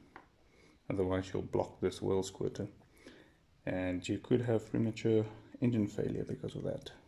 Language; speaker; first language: English; native; English